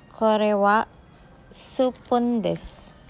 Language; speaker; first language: Japanese; non-native, learner; Filipino